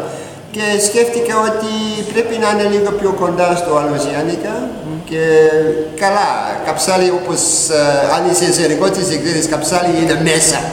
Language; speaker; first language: Greek; non-native, learner; English